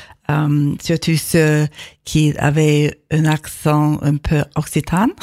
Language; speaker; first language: French; non-native, learner; English